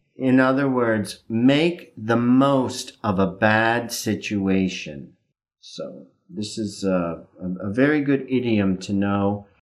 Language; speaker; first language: English; native; English